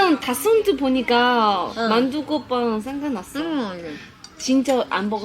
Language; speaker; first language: Korean; non-native, fluent; Chinese